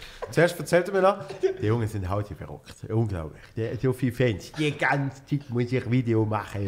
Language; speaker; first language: German; native; German